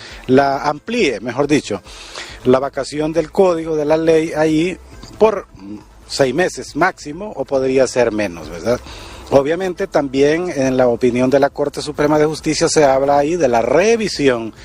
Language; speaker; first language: Spanish; native; Spanish